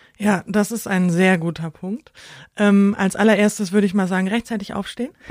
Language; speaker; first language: German; native; German